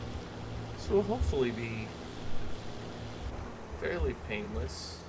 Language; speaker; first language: English; native; English